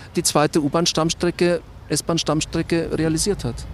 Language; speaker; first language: German; native; German